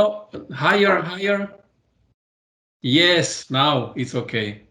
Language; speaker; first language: English; non-native, fluent; Slovak